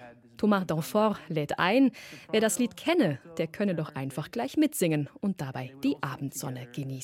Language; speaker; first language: German; native; German